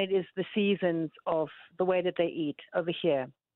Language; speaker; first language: English; native; English